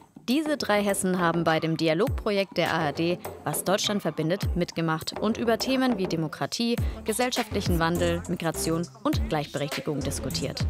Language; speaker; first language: German; native; German